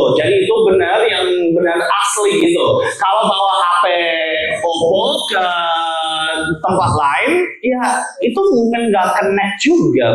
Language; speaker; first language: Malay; non-native, learner; English